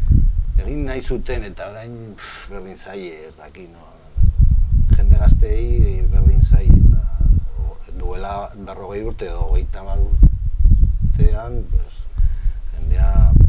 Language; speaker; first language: Basque; non-native, local second language; Spanish